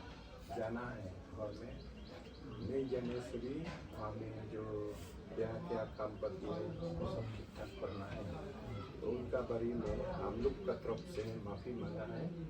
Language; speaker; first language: Hindi; non-native, local second language; Khasi